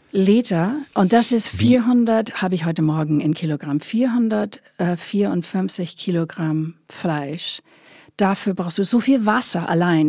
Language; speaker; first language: German; non-native, fluent; English